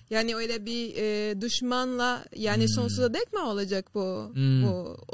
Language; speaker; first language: Turkish; non-native, fluent; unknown